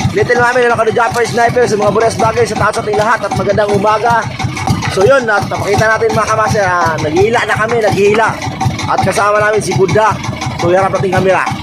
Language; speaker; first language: Filipino; non-native, local second language; Masbatenyo